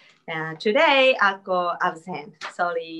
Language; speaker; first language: English; non-native, learner; Japanese